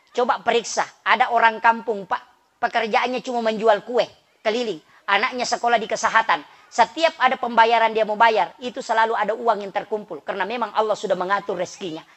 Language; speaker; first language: Indonesian; non-native, local second language; Buginese